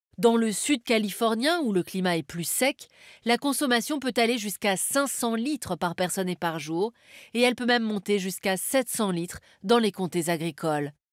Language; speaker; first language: French; native; French